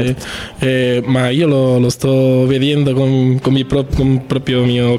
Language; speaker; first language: Italian; non-native, learner; Spanish